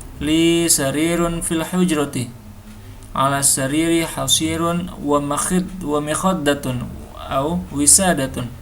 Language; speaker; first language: Arabic; non-native, fluent; Indonesian